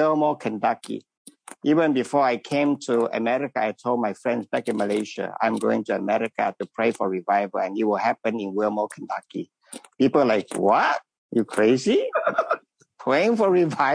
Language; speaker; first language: English; non-native, local second language; Min Nan Chinese